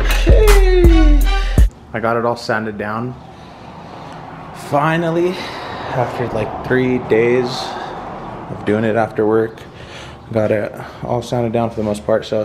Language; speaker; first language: English; native; English